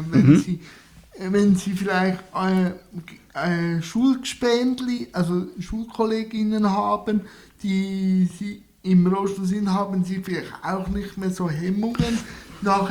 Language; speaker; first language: German; native; German